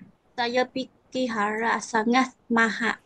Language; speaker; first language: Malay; non-native, learner; Vietnamese